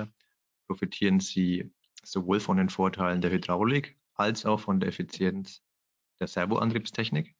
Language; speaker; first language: German; native; German